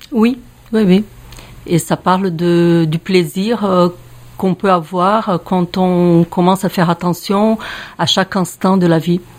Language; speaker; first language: French; non-native, fluent; Portuguese